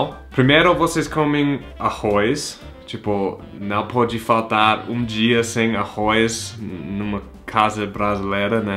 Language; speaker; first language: Portuguese; non-native, fluent; English